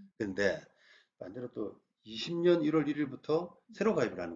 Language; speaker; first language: Korean; native; Korean